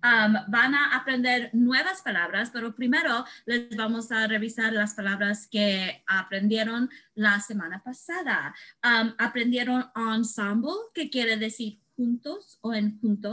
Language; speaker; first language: Spanish; early bilingual, heritage; Spanish